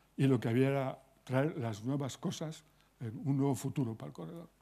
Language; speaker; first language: Spanish; native; Spanish